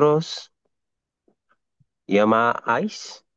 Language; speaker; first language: Spanish; non-native, learner; Filipino